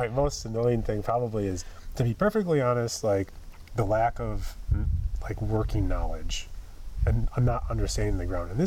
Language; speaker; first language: English; native; English